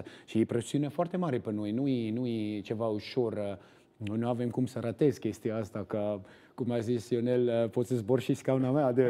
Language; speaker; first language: Romanian; non-native, learner; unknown